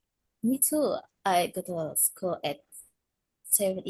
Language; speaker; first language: English; non-native, learner; Indonesian